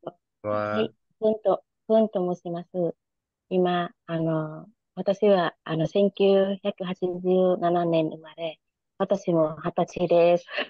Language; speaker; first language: Japanese; non-native, learner; Vietnamese